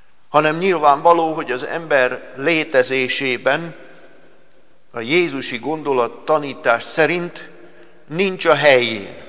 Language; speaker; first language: Hungarian; native; Hungarian